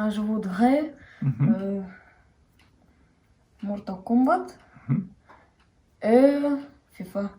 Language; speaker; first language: French; non-native, learner; Russian